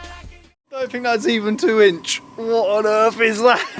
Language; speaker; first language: English; native; English